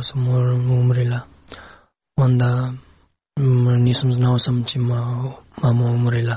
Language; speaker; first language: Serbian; non-native, learner; Pashto